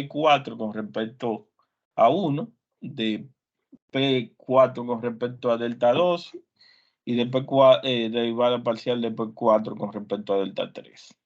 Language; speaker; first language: Spanish; native; Spanish